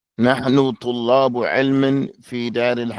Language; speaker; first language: Arabic; non-native, fluent; English